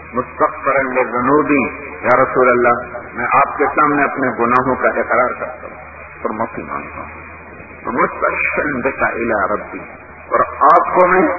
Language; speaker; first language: Urdu; non-native, local second language; Punjabi